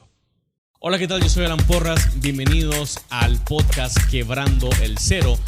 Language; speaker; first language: Spanish; native; Spanish